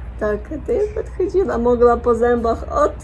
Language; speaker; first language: Polish; non-native, learner; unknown